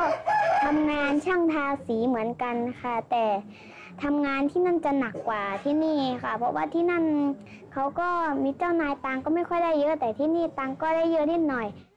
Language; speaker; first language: Thai; early bilingual, other home language; Shan